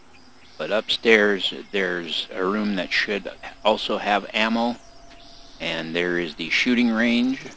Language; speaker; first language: English; native; English